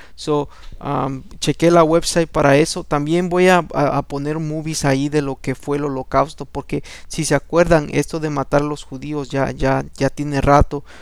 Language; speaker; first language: Spanish; early bilingual, heritage; Spanish